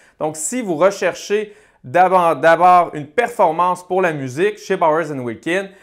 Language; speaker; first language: French; native; French